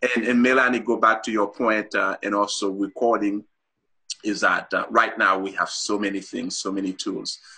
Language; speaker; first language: English; non-native, fluent; Haitian Creole